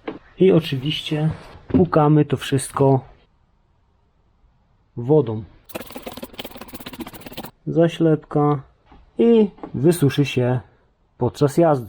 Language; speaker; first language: Polish; native; Polish